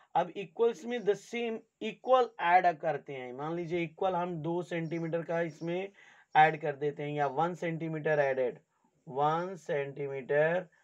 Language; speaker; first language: Hindi; native; Hindi